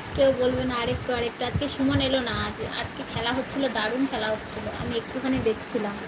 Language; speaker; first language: Bangla; non-native, local second language; Santali